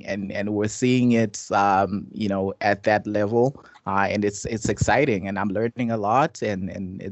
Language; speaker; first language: English; non-native, local second language; Shona